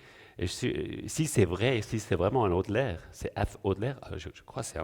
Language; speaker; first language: French; non-native, local second language; German